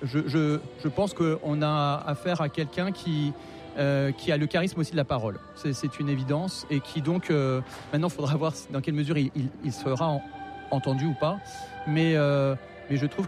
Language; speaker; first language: French; native; French